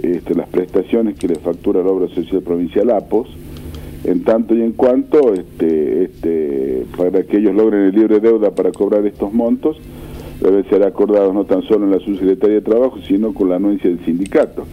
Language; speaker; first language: Spanish; native; Spanish